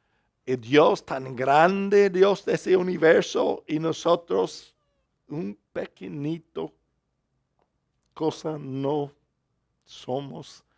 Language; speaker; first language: Spanish; non-native, fluent; English